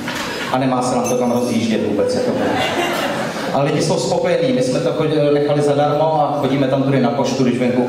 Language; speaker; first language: Czech; native; Czech